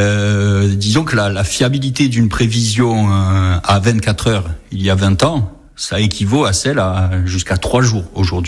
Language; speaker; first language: French; native; French